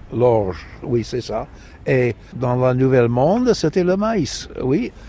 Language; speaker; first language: French; non-native, fluent; English